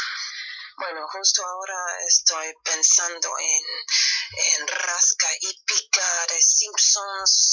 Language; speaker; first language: Spanish; non-native, fluent; German